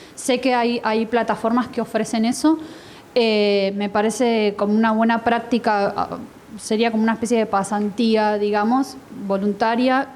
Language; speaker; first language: Spanish; native; Spanish